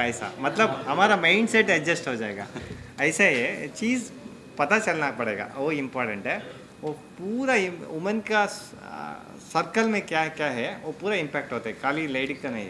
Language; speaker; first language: Hindi; non-native, local second language; Kannada